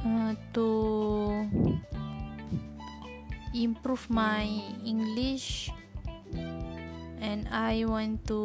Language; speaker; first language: English; non-native, learner; Malay